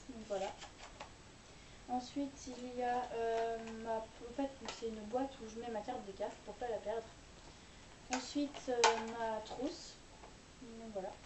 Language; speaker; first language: French; native; French